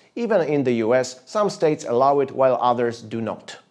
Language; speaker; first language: English; non-native, fluent; Polish